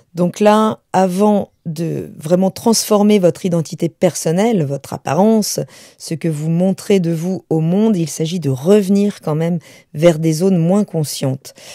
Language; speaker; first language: French; native; French